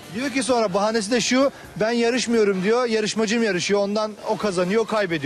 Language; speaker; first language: Turkish; native; Turkish